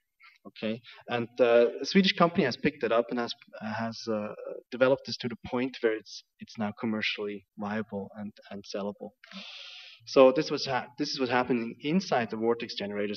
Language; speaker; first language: English; non-native, fluent; German